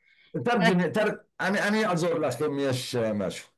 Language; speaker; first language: Hebrew; non-native, local second language; Arabic